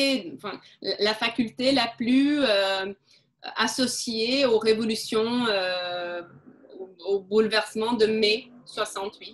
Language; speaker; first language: French; non-native, fluent; Portuguese